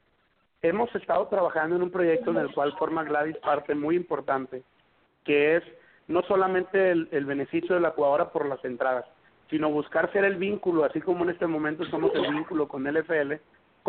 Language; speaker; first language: Spanish; native; Spanish